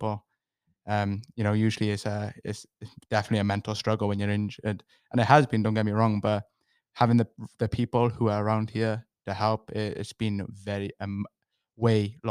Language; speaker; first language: English; native; English